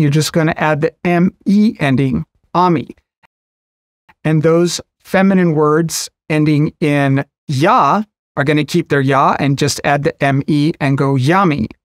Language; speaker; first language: English; native; English